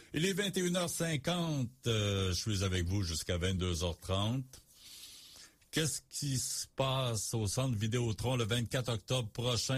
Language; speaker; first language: French; native; French